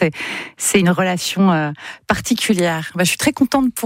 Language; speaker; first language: French; native; French